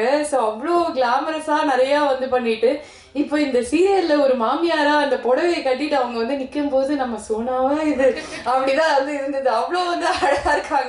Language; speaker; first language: Tamil; native; Tamil